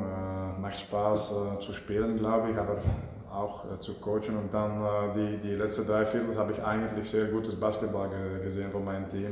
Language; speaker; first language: German; non-native, fluent; Dutch